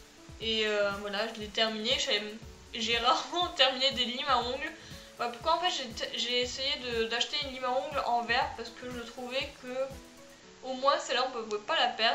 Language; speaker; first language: French; native; French